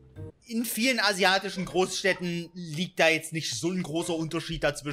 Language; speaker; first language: German; native; German